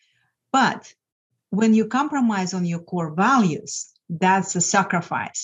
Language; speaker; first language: English; non-native, fluent; Lithuanian